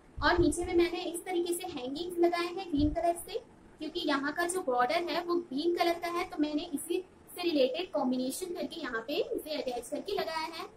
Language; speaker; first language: Hindi; non-native, local second language; Bangla